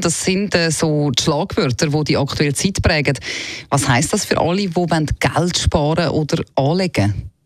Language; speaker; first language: German; native; German